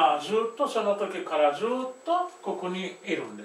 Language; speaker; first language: Japanese; non-native, fluent; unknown